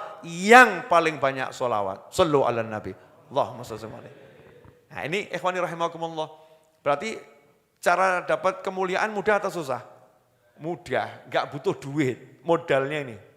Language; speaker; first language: Indonesian; native; Indonesian